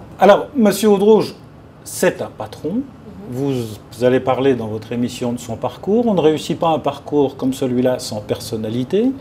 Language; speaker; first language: French; native; French